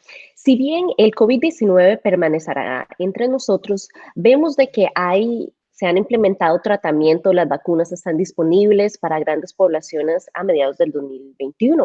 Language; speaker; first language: Spanish; native; Spanish